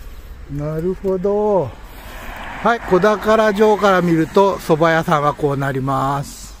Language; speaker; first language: Japanese; native; Japanese